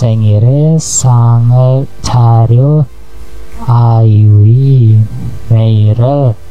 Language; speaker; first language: Korean; non-native, learner; Indonesian